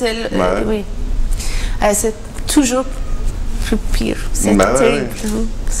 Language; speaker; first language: French; non-native, learner; Maltese